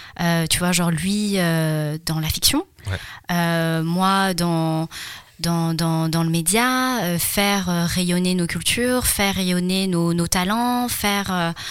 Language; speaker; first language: French; early bilingual, other home language; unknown